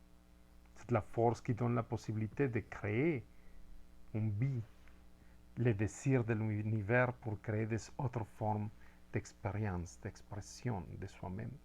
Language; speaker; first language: French; non-native, fluent; Spanish